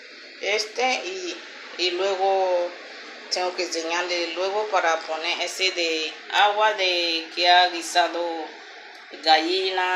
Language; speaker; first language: Spanish; non-native, learner; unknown